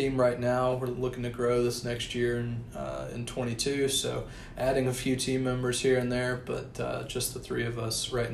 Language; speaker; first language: English; native; English